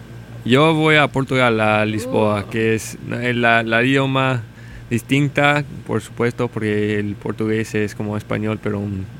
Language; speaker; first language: Spanish; non-native, learner; English